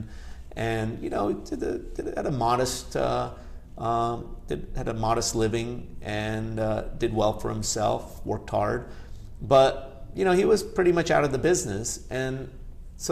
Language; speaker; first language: English; early bilingual, other home language; Gujarati